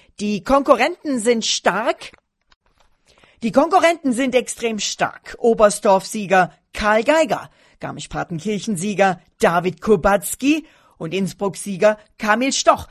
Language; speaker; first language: German; native; German